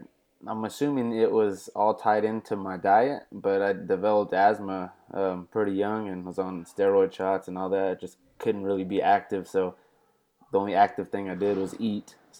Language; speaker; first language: English; native; English